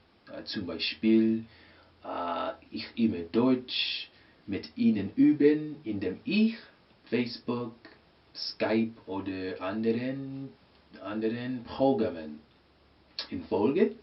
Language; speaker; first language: German; non-native, learner; English